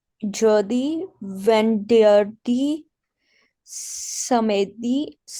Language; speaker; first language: French; non-native, learner; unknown